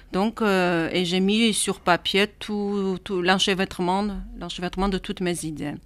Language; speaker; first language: French; non-native, fluent; Armenian